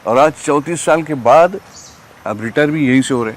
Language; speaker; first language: Hindi; non-native, local second language; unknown